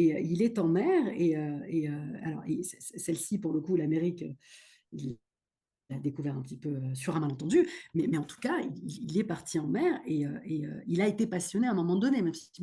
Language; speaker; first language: French; native; French